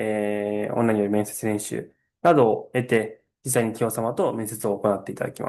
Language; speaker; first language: Japanese; native; Japanese